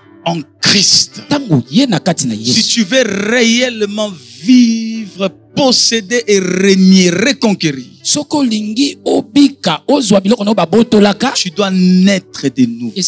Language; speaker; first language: French; non-native, local second language; Lingala